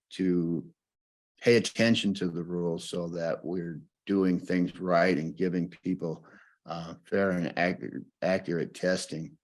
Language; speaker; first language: English; native; English